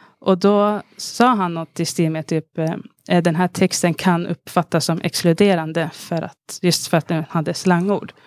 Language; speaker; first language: Swedish; early bilingual, other home language; Arabic